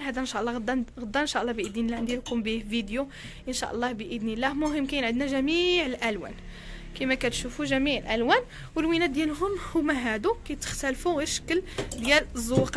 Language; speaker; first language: Arabic; native; Arabic